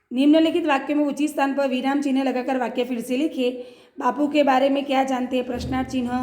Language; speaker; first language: Hindi; non-native, local second language; Gujarati